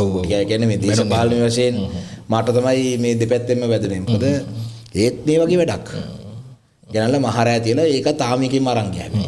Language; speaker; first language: Sinhala; non-native, local second language; Tamil